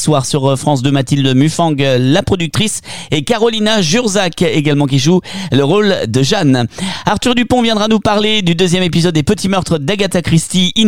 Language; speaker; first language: French; native; French